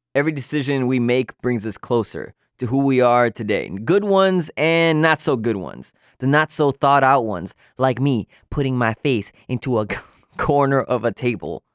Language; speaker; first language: English; early bilingual, other home language; Spanish